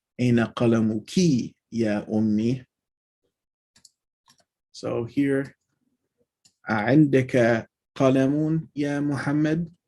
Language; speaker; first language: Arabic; non-native, fluent; English